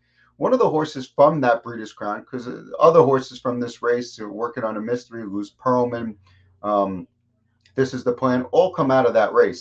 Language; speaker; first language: English; native; English